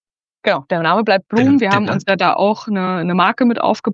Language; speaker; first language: German; native; German